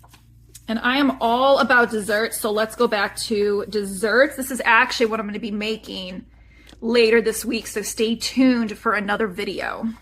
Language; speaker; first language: English; native; English